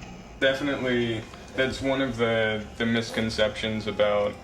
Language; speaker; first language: English; native; English